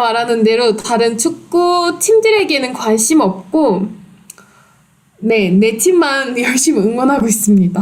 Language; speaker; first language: Korean; non-native, fluent; Turkish